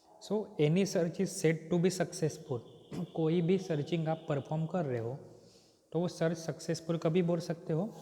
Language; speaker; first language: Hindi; non-native, local second language; Marathi